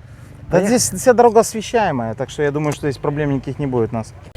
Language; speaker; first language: Russian; native; Russian